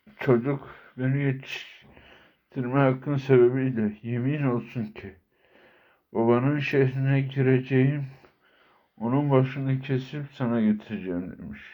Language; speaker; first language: Turkish; native; Turkish